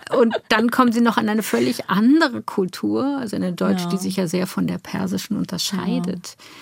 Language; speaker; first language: German; native; German